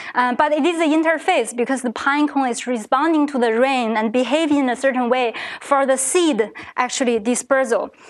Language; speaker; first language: English; non-native, fluent; Chinese